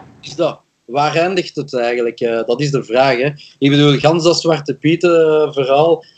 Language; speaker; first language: Dutch; native; Dutch